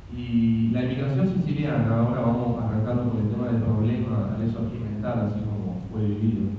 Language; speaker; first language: Spanish; non-native, fluent; Italian